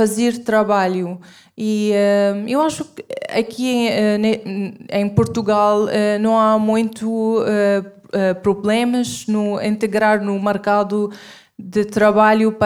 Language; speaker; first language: Portuguese; non-native, fluent; Arabic